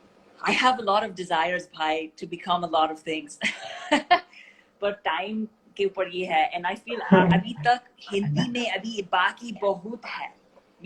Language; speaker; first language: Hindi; non-native, fluent; English